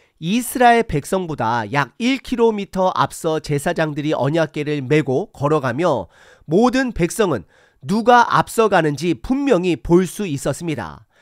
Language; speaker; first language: Korean; native; Korean